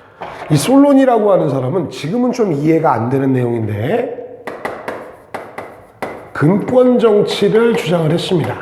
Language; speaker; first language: Korean; native; Korean